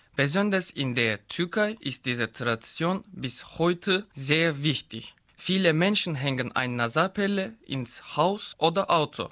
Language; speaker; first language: German; non-native, learner; Turkish